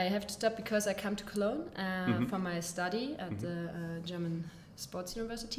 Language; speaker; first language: English; non-native, learner; German